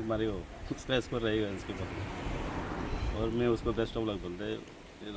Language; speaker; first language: Hindi; non-native, local second language; Konkani